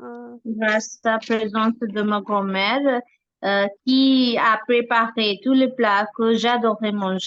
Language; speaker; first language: French; non-native, learner; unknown